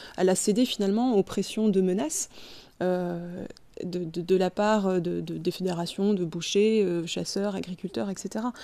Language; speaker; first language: French; native; French